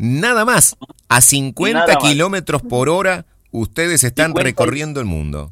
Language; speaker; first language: Spanish; native; Spanish